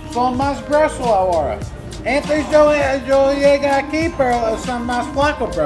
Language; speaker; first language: Spanish; non-native, learner; English